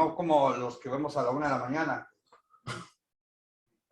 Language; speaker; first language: Spanish; native; Spanish